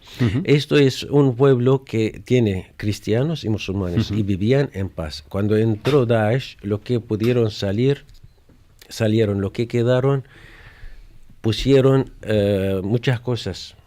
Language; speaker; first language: Spanish; non-native, fluent; Arabic